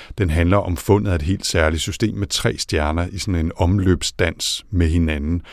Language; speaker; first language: Danish; native; Danish